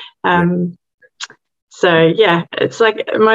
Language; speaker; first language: English; native; English